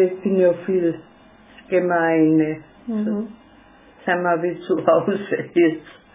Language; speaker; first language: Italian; non-native, local second language; German